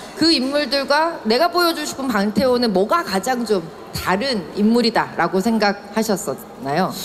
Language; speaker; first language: Korean; native; Korean